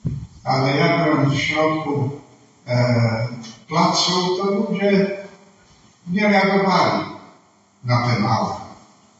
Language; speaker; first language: Polish; non-native, fluent; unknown